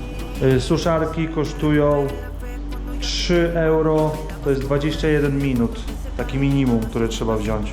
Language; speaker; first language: Polish; native; Polish